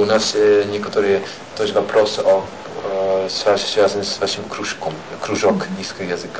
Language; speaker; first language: Russian; non-native, learner; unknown